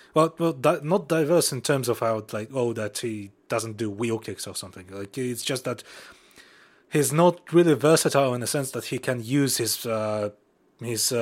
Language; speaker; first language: English; non-native, fluent; Russian